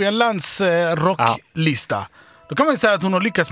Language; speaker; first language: Swedish; native; Swedish